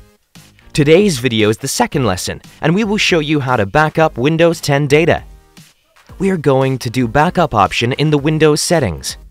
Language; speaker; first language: English; non-native, fluent; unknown